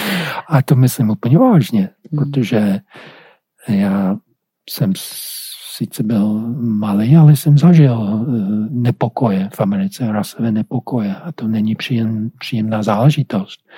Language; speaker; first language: Czech; non-native, fluent; English